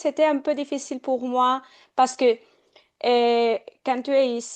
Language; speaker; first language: French; non-native, fluent; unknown